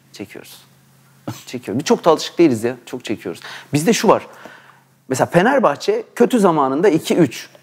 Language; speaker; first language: Turkish; native; Turkish